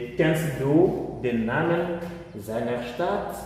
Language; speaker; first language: German; non-native, fluent; Bambara